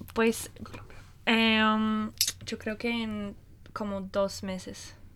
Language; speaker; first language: Spanish; non-native, fluent; English